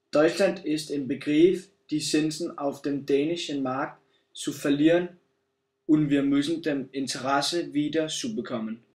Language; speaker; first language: German; non-native, learner; Danish